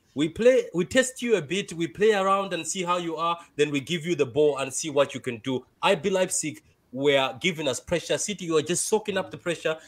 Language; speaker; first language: English; non-native, local second language; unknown